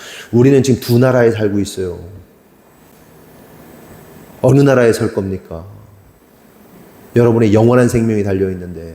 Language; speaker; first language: Korean; native; Korean